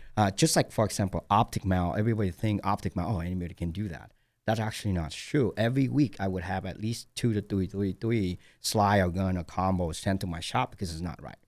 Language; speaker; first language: English; non-native, fluent; Vietnamese